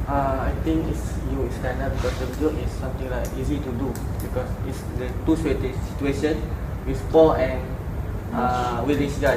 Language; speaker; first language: English; non-native, local second language; Malay